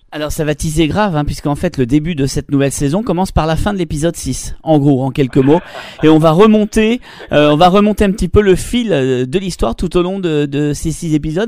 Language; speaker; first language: French; native; French